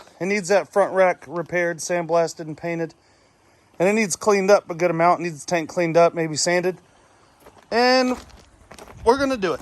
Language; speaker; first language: English; native; English